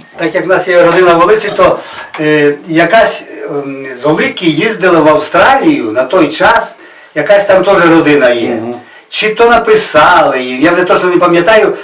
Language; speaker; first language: Ukrainian; native; Ukrainian